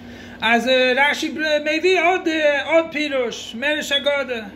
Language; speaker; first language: Hebrew; non-native, fluent; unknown